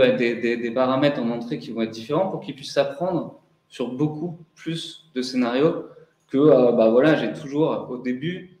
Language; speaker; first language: French; native; French